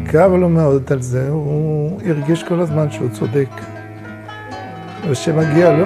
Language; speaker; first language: Hebrew; early bilingual, other home language; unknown